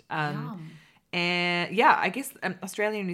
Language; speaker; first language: English; native; English